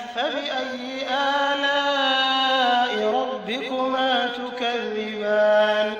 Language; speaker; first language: Arabic; native; Arabic